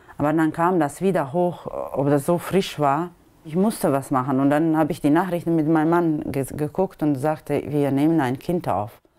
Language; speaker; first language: German; non-native, fluent; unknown